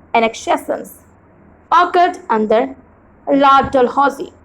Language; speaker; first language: English; non-native, local second language; Hindi